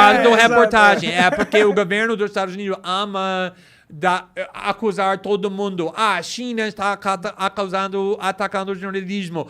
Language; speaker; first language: Portuguese; non-native, fluent; English